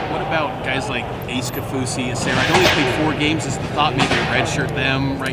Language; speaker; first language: English; native; English